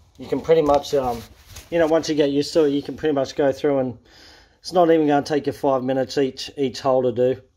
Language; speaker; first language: English; native; English